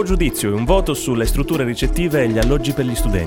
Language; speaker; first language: Italian; native; Italian